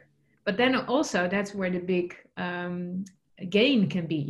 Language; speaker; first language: English; non-native, fluent; Dutch